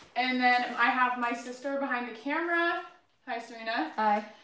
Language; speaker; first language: English; native; English